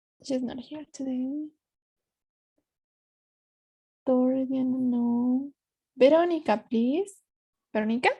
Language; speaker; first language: English; non-native, fluent; Spanish